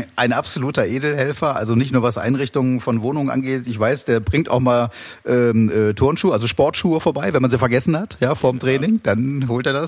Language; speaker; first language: German; native; German